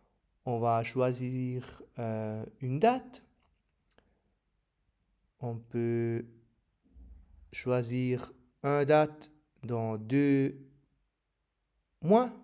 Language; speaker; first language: French; non-native, learner; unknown